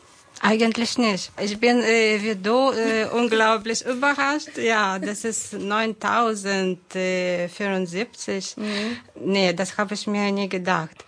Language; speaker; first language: German; non-native, fluent; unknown